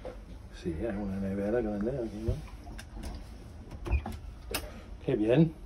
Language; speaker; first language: Spanish; non-native, fluent; English